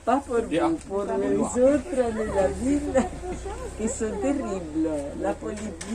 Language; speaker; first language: French; non-native, learner; Italian